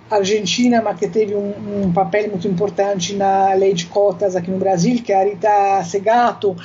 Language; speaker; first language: Portuguese; non-native, fluent; Italian